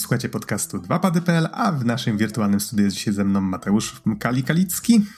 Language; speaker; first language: Polish; native; Polish